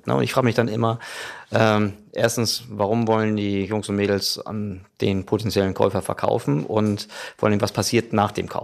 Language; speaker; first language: German; native; German